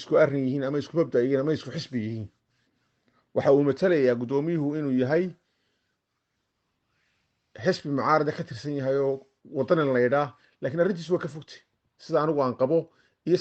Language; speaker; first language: Somali; native; Somali